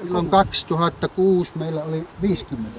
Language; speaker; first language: Finnish; native; Finnish